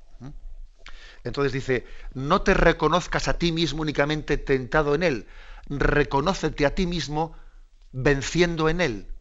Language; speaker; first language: Spanish; native; Spanish